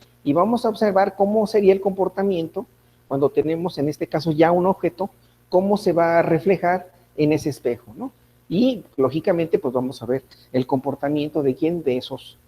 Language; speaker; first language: Spanish; native; Spanish